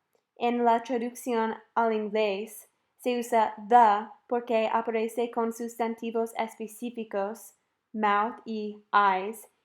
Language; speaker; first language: Spanish; non-native, fluent; English